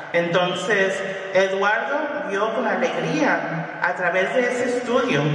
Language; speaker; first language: Spanish; early bilingual, other home language; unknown